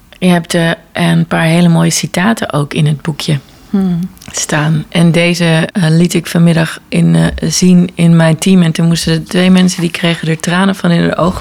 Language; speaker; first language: Dutch; native; Dutch